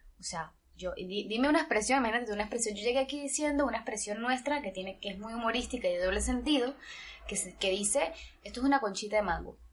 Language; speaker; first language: Spanish; native; Spanish